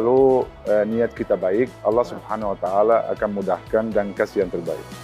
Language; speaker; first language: Indonesian; non-native, learner; Arabic